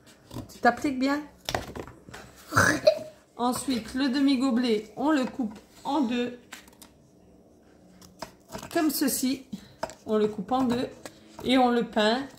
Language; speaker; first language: French; native; French